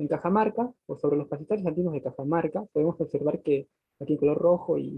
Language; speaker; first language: Spanish; native; Spanish